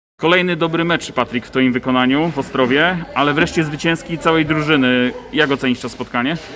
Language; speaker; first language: Polish; native; Polish